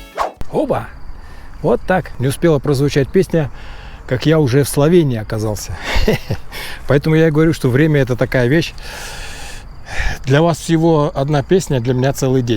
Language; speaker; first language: Russian; native; Russian